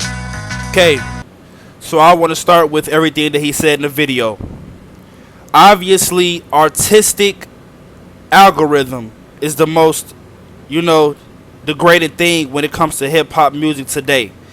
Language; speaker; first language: English; native; English